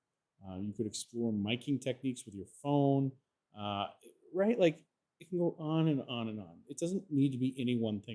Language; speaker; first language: English; native; English